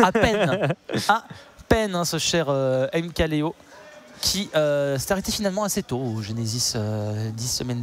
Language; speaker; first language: French; native; French